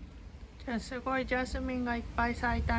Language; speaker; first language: Japanese; native; Japanese